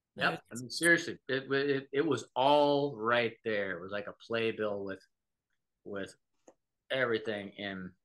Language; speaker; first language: English; native; English